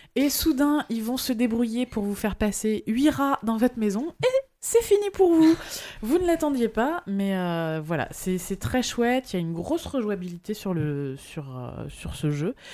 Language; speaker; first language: French; native; French